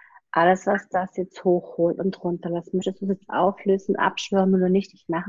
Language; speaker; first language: German; native; German